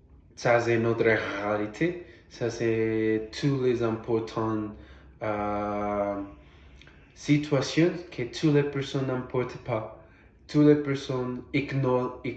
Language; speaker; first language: French; non-native, learner; Portuguese